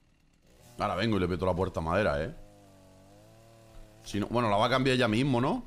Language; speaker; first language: Spanish; native; Spanish